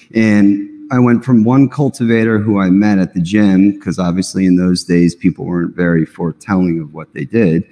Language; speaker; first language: English; native; English